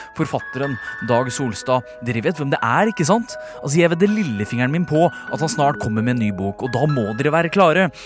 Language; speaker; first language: Norwegian; native; Norwegian